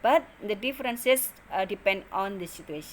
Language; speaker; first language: English; non-native, learner; Indonesian